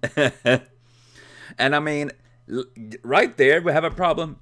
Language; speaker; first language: English; non-native, fluent; Swedish